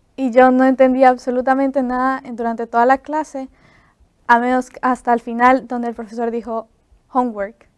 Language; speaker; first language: Spanish; native; Spanish